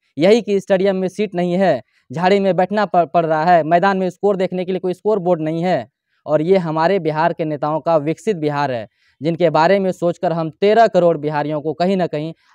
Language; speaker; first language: Hindi; native; Hindi